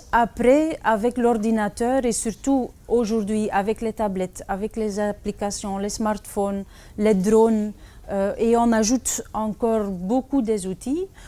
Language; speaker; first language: French; non-native, fluent; Dutch